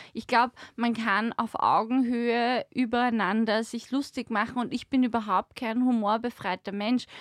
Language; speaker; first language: German; native; German